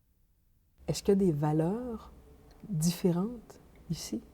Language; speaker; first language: French; native; French